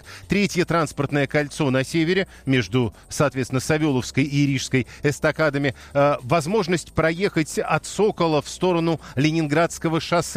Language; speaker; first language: Russian; native; Russian